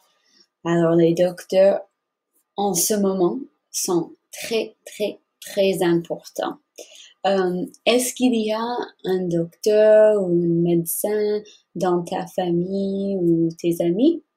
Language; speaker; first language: French; non-native, fluent; English